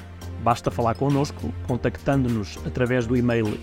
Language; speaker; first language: Portuguese; native; Portuguese